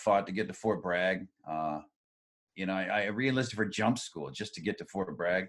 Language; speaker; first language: English; native; English